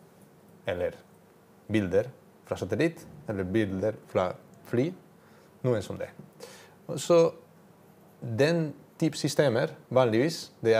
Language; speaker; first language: Norwegian; non-native, learner; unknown